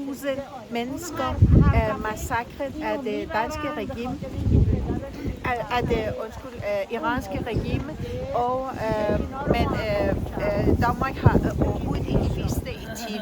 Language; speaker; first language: Danish; non-native, fluent; Persian